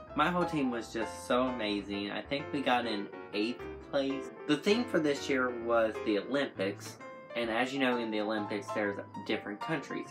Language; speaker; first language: English; native; English